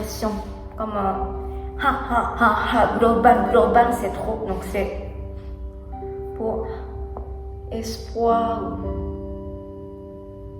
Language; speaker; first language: French; non-native, learner; Japanese